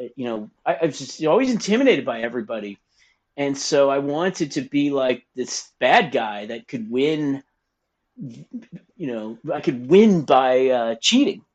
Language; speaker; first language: English; native; English